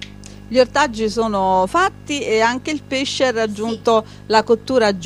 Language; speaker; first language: Italian; native; Italian